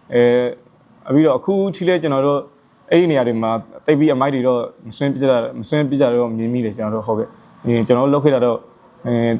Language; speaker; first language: Burmese; native; Burmese